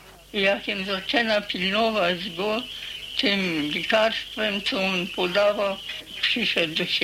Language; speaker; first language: Polish; early bilingual, heritage; Polish